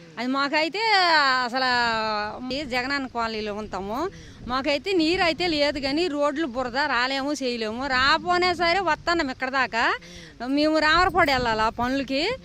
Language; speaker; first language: Telugu; native; Telugu